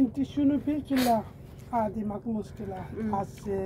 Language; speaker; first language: Arabic; non-native, learner; Nepali